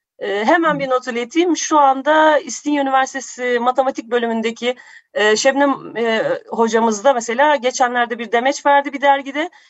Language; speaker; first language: Turkish; native; Turkish